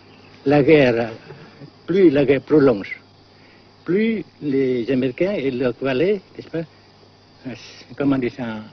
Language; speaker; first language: French; non-native, local second language; Vietnamese